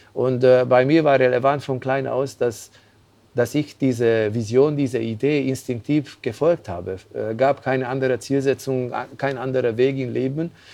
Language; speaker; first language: German; non-native, fluent; Hungarian